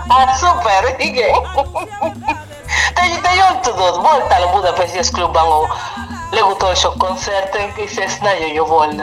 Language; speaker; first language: Hungarian; non-native, learner; Spanish